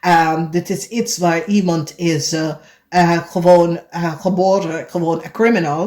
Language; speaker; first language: Dutch; non-native, fluent; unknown